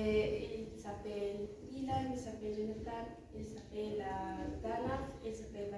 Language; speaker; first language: French; non-native, learner; Spanish